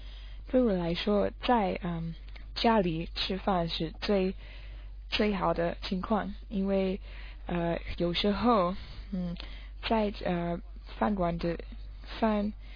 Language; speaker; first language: Chinese; non-native, learner; English